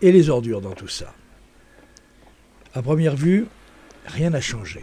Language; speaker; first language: French; native; French